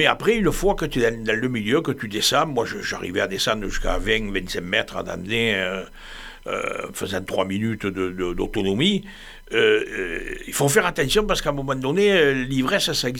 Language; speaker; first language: French; native; French